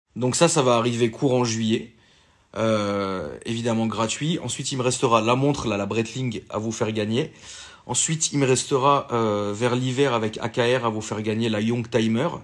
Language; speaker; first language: French; native; French